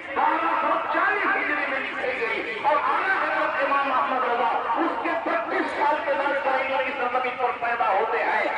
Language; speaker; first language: Urdu; native; Urdu